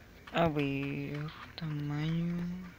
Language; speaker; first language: Spanish; native; Spanish